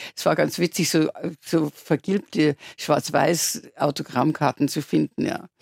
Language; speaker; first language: German; native; German